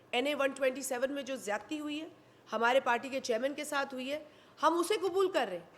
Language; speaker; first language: Urdu; non-native, local second language; Sindhi